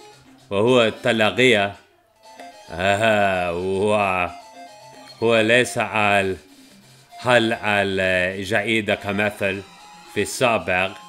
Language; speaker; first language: Arabic; non-native, learner; English